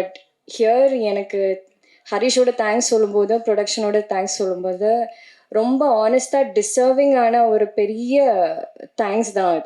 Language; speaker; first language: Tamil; non-native, learner; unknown